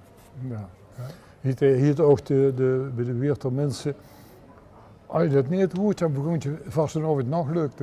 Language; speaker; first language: Dutch; native; Dutch